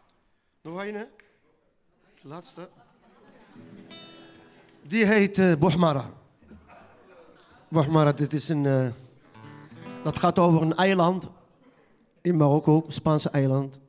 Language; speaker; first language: Dutch; non-native, learner; Riffian